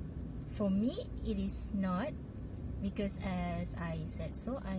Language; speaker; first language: English; non-native, local second language; Malay